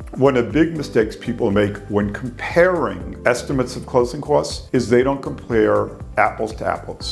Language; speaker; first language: English; native; English